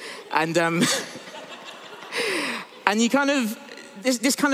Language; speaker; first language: English; native; English